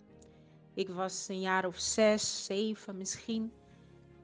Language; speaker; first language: Dutch; non-native, fluent; Portuguese